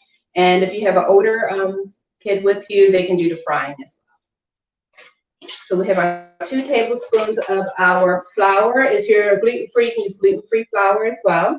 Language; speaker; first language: English; native; English